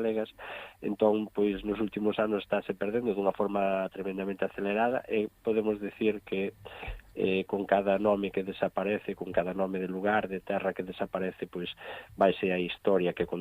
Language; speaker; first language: Galician; native; Galician